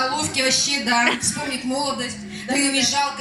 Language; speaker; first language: Russian; native; Russian